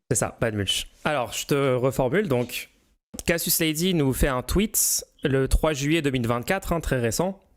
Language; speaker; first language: French; native; French